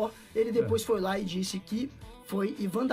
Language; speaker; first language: Portuguese; native; Portuguese